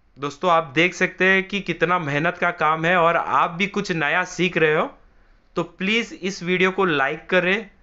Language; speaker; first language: Hindi; non-native, local second language; Marathi